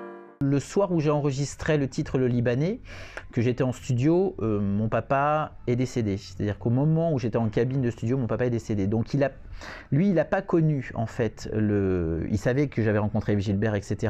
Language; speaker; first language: French; native; French